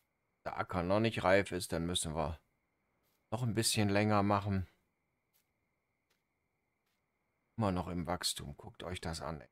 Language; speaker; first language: German; native; German